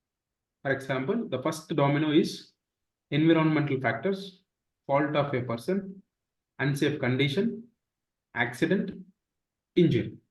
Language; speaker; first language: English; non-native, local second language; Telugu